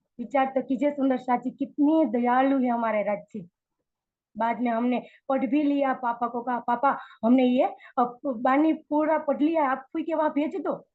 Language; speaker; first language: Hindi; non-native, local second language; Gujarati